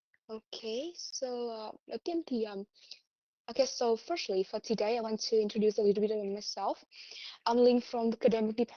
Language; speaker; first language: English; non-native, fluent; Vietnamese